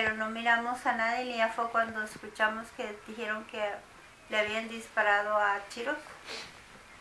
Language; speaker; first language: Spanish; native; Spanish